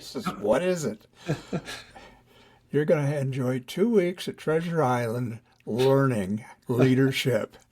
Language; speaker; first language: English; native; English